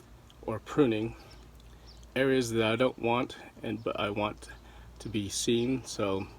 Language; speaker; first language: English; native; English